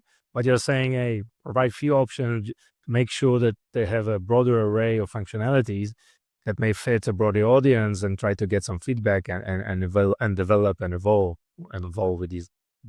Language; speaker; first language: English; non-native, fluent; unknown